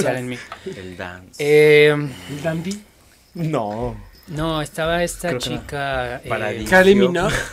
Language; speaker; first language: Spanish; native; Spanish